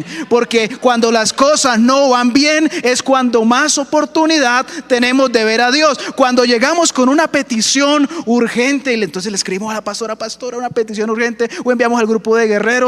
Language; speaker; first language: Spanish; native; Spanish